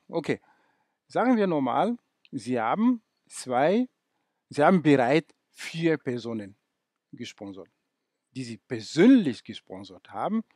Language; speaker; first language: German; non-native, fluent; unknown